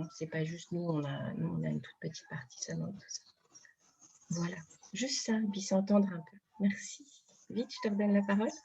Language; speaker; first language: French; native; French